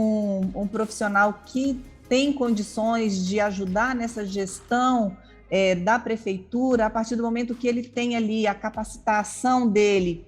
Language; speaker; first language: Portuguese; native; Portuguese